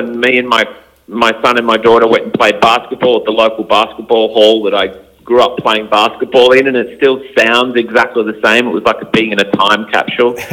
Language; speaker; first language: English; native; English